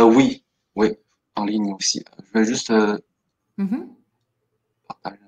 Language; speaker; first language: French; non-native, fluent; Chinese